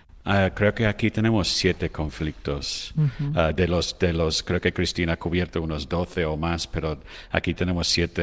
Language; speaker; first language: Spanish; non-native, fluent; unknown